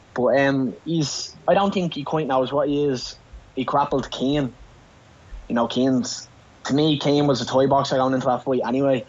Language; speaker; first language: English; native; English